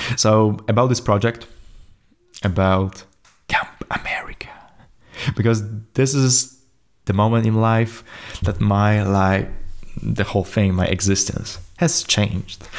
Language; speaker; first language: English; non-native, fluent; Polish